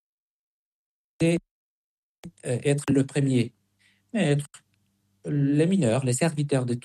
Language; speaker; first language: French; non-native, fluent; Spanish